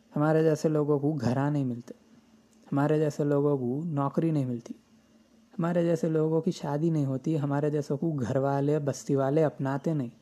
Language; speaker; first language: Urdu; native; Urdu